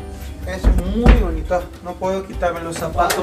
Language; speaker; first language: Spanish; non-native, fluent; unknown